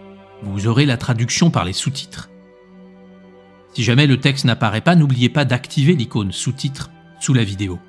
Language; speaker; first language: French; native; French